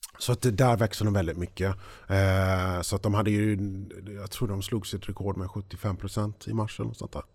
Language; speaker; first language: Swedish; early bilingual, heritage; English